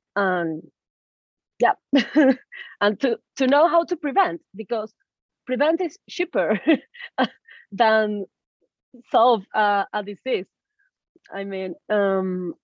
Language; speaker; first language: English; non-native, learner; Spanish